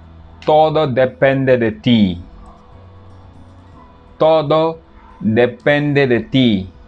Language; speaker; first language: Spanish; non-native, fluent; Wolof